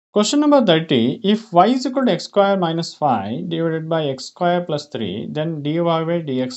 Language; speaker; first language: English; non-native, local second language; Kannada